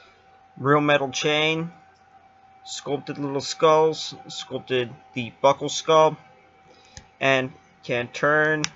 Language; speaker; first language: English; native; English